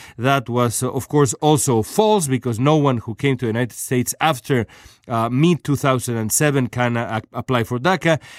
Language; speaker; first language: English; non-native, fluent; Spanish